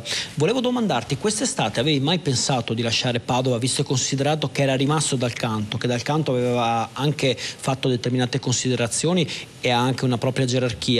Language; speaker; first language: Italian; native; Italian